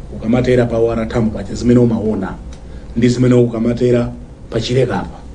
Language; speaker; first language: Nyanja; native; Nyanja